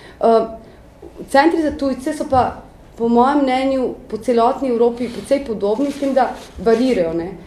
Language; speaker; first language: Slovenian; native; Slovenian